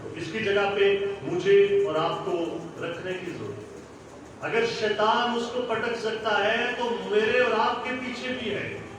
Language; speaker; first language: Urdu; non-native, local second language; Punjabi